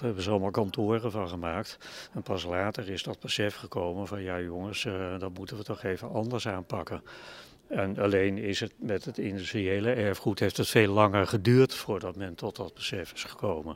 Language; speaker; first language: Dutch; native; Dutch